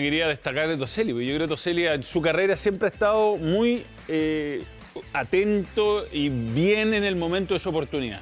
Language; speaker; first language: Spanish; native; Spanish